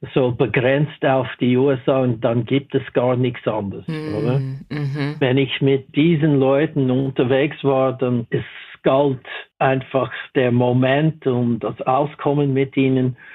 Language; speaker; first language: German; non-native, fluent; English